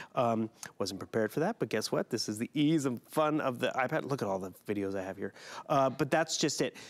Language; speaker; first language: English; native; English